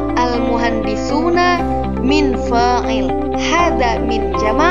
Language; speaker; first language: Arabic; non-native, learner; Indonesian